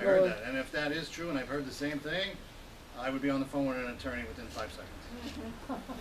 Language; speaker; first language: English; native; English